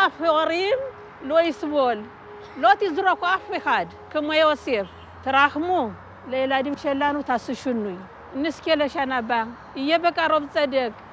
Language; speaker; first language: Hebrew; non-native, learner; Amharic